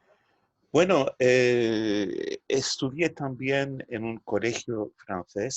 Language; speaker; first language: Spanish; non-native, fluent; Turkish